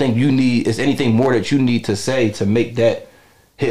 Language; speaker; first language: English; native; English